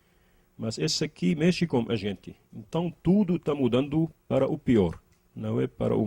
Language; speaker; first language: Portuguese; non-native, learner; Arabic